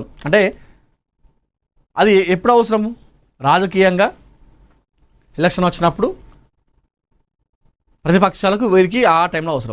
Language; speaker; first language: Telugu; native; Telugu